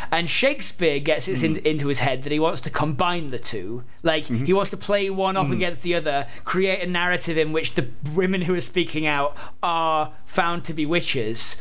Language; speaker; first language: English; native; English